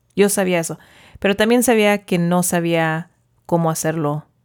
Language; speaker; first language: Spanish; early bilingual, heritage; Spanish